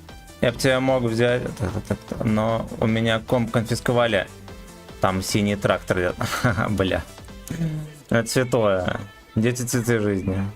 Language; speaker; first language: Russian; native; Russian